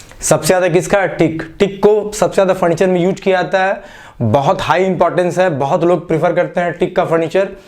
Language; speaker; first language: Hindi; non-native, local second language; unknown